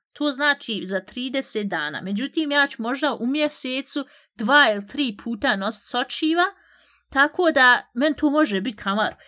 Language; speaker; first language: Bosnian; early bilingual, heritage; Bosnian